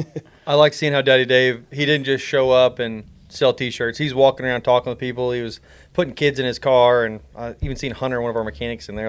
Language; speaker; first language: English; native; English